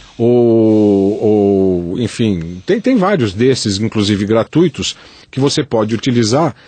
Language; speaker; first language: Portuguese; native; Portuguese